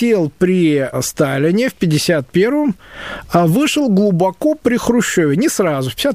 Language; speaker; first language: Russian; native; Russian